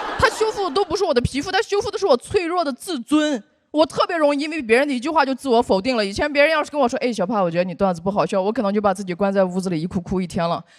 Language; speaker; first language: Chinese; non-native, local second language; Uyghur